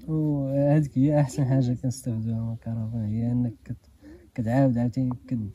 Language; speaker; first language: Arabic; native; Arabic